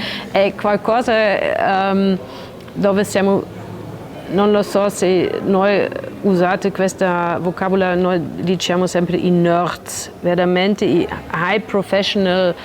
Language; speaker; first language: Italian; non-native, learner; German